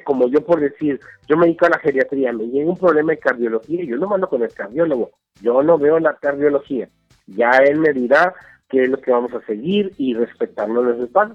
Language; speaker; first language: Spanish; native; Spanish